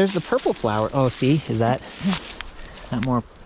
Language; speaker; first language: English; native; English